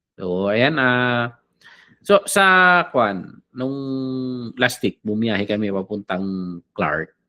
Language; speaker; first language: Filipino; non-native, local second language; Iloko